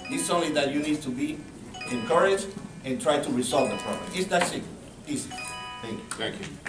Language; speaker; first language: English; non-native, learner; Spanish